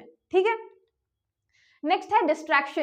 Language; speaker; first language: Hindi; native; Hindi